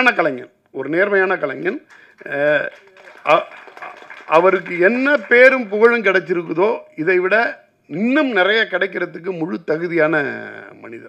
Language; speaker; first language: Tamil; native; Tamil